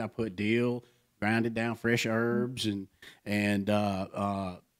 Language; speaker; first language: English; native; English